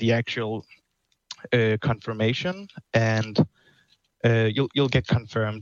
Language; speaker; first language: English; non-native, fluent; Danish